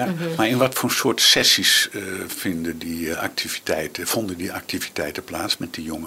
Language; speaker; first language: Dutch; non-native, local second language; Papiamento